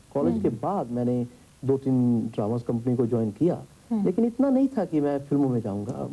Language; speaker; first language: Hindi; early bilingual, heritage; Hindi